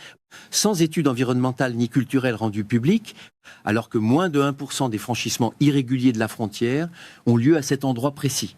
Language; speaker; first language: French; native; French